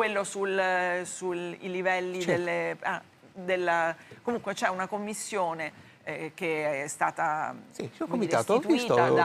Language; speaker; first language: Italian; native; Italian